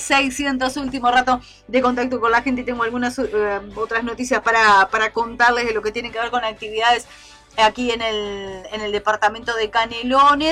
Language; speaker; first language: Spanish; native; Spanish